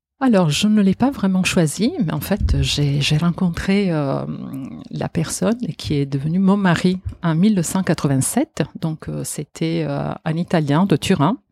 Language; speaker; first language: French; non-native, fluent; Italian